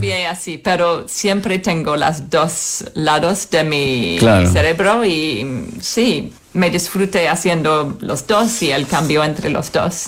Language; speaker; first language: Spanish; non-native, fluent; English